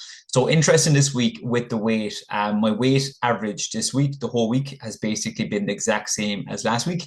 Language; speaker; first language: English; native; English